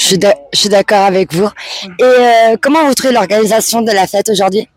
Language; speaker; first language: French; native; French